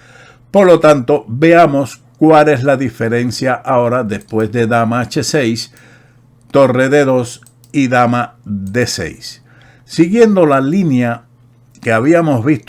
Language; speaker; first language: Spanish; native; Spanish